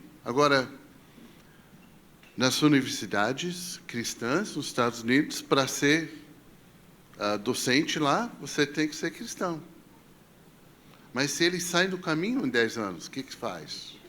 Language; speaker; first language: Portuguese; non-native, fluent; English